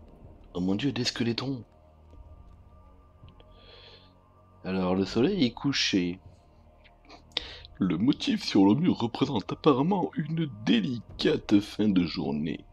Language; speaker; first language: French; native; French